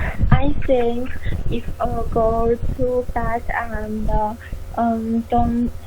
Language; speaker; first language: English; non-native, learner; Chinese